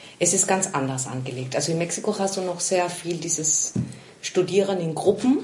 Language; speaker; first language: German; non-native, fluent; Spanish